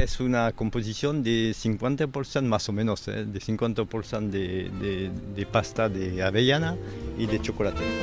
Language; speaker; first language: Spanish; non-native, fluent; French